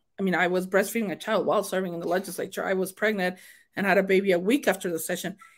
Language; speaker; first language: English; non-native, fluent; Spanish